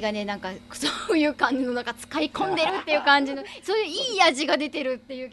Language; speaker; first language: Japanese; native; Japanese